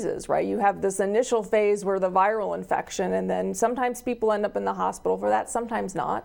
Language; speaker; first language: English; native; English